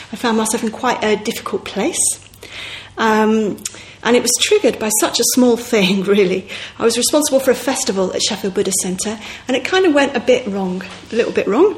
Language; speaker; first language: English; native; English